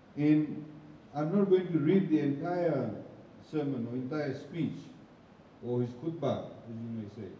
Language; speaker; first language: English; non-native, local second language; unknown